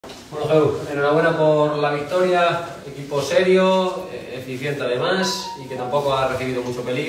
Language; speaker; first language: Spanish; native; Spanish